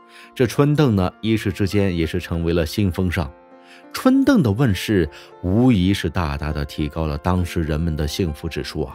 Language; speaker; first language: Chinese; native; Chinese